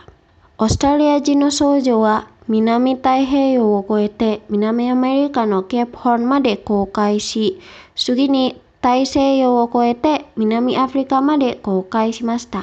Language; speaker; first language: Japanese; non-native, fluent; Indonesian